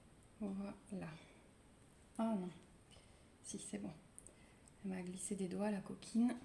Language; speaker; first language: French; native; French